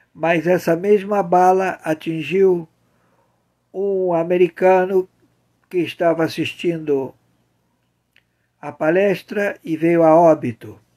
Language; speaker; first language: Portuguese; native; Portuguese